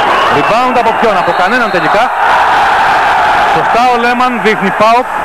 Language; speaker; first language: Greek; native; Greek